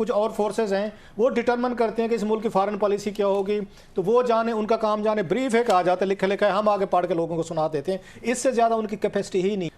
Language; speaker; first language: Urdu; non-native, local second language; Saraiki